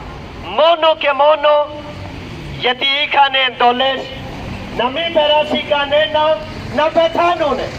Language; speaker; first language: Greek; non-native, learner; Urdu